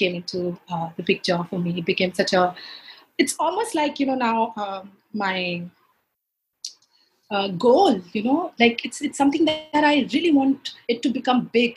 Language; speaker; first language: English; non-native, local second language; Punjabi